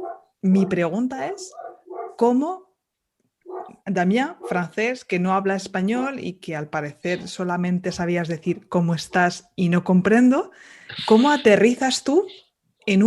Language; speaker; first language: Spanish; native; Spanish